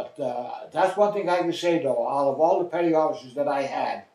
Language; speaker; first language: English; native; English